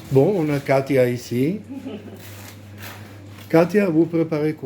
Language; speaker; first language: French; non-native, fluent; Spanish